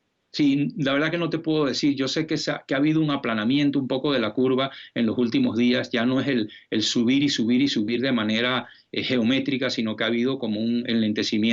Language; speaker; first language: Spanish; native; Spanish